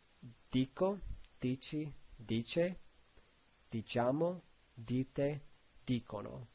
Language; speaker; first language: Italian; non-native, learner; English